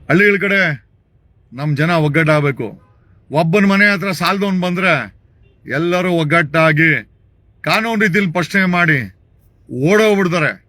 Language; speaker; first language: Kannada; native; Kannada